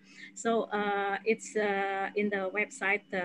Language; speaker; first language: English; non-native, fluent; Indonesian